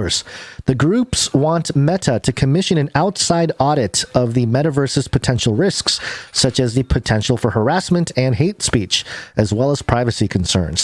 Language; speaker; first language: English; native; English